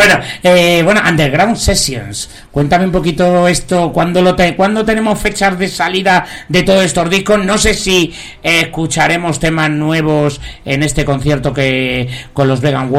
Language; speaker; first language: Spanish; native; Spanish